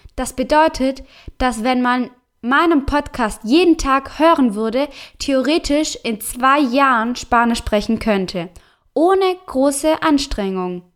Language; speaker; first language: German; non-native, fluent; Spanish